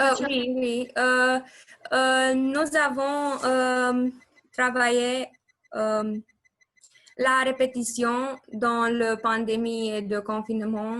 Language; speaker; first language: French; non-native, learner; Romanian